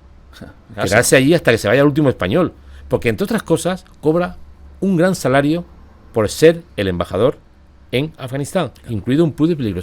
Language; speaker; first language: Spanish; native; Spanish